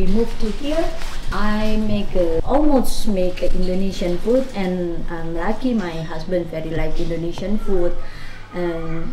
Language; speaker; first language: English; non-native, learner; Indonesian